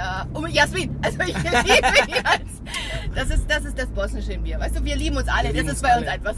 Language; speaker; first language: German; early bilingual, other home language; Bosnian